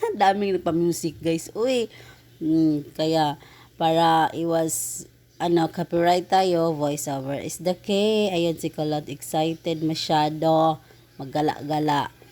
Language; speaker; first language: Filipino; native; Filipino